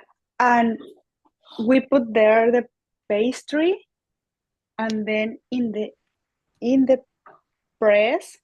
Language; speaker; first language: English; non-native, learner; Spanish